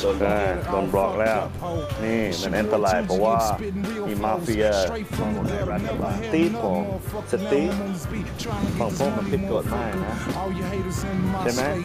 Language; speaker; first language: Thai; non-native, learner; English